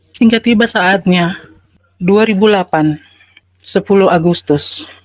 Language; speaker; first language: Indonesian; native; Indonesian